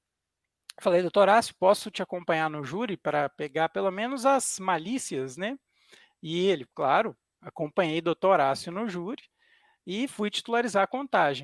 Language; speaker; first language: Portuguese; native; Portuguese